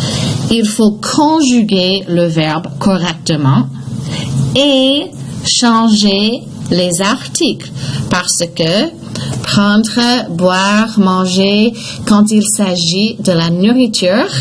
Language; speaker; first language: French; non-native, fluent; English